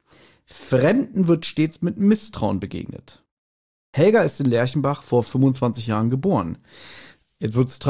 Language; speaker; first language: German; native; German